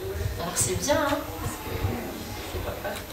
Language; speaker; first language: French; non-native, local second language; Malagasy